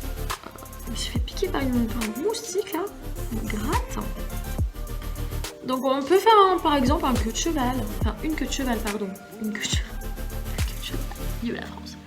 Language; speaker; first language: French; native; French